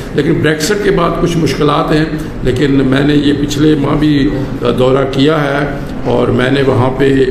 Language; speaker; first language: Urdu; non-native, local second language; Pahari-Potwari